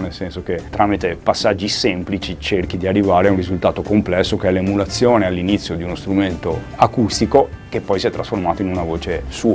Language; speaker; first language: Italian; native; Italian